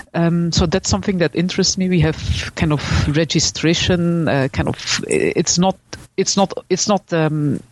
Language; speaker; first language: English; non-native, fluent; Dutch